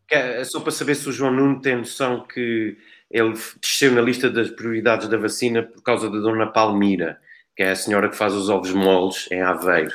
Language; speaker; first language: Portuguese; native; Portuguese